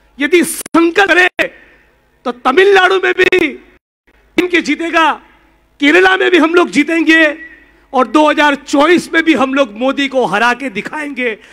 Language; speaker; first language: Hindi; non-native, local second language; Gujarati